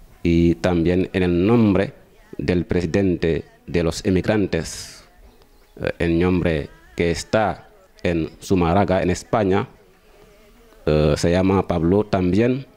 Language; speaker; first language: Spanish; non-native, fluent; Wolof